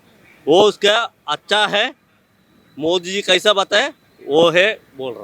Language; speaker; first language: Hindi; non-native, local second language; Malayalam